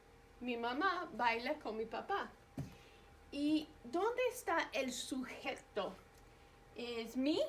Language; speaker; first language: Spanish; non-native, fluent; English